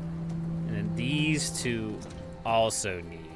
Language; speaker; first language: English; native; English